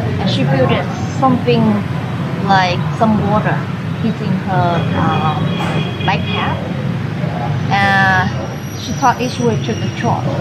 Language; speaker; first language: English; non-native, fluent; Vietnamese